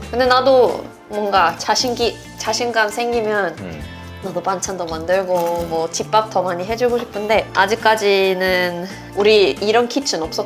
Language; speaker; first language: Korean; non-native, fluent; Swedish